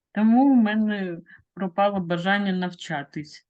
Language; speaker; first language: Ukrainian; non-native, local second language; Russian